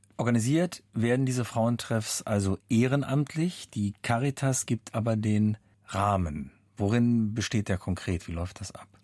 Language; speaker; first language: German; native; German